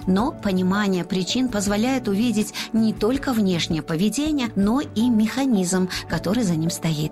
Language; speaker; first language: Russian; non-native, local second language; Tajik